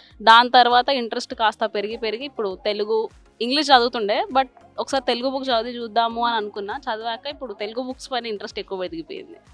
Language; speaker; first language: Telugu; native; Telugu